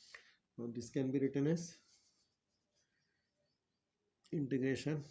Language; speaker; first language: English; non-native, local second language; Hindi